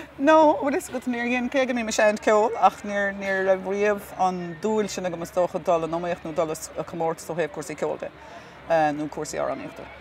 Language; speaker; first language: Irish; native; Irish